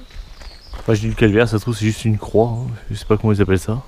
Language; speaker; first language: French; native; French